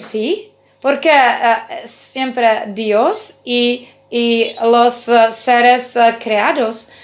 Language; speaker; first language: Spanish; non-native, learner; Czech